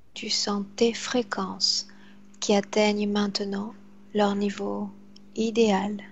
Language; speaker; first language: French; native; French